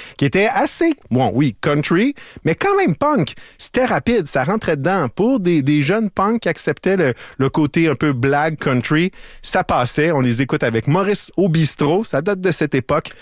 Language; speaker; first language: French; native; French